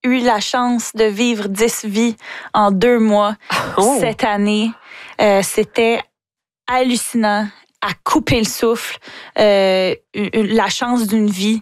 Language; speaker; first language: French; native; French